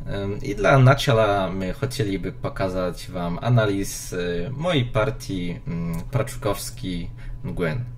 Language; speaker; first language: Russian; non-native, learner; Polish